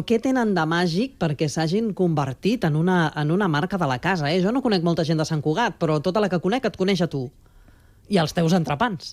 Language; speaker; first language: Catalan; native; Catalan